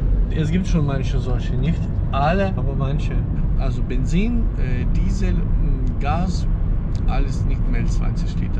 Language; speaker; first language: German; non-native, fluent; Ukrainian